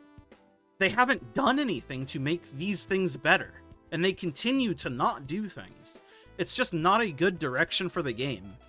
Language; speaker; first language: English; native; English